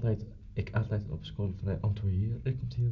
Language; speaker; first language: Dutch; non-native, learner; Arabic